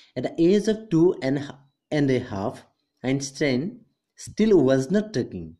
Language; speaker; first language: English; non-native, local second language; Assamese